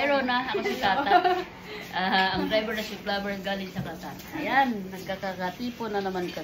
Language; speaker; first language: Filipino; non-native, local second language; Bikol